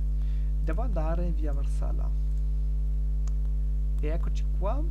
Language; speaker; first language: Italian; non-native, learner; German